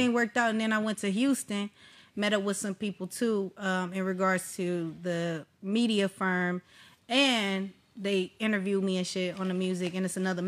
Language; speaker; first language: English; native; English